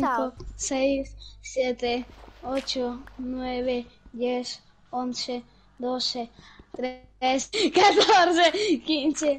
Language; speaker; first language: Spanish; non-native, learner; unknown